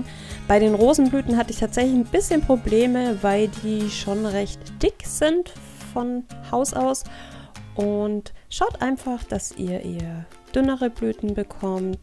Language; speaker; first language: German; native; German